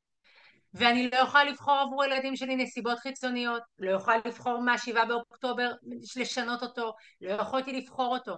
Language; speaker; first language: Hebrew; native; Hebrew